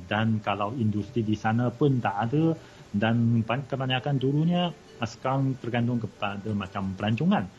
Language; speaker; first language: Malay; non-native, fluent; Chinese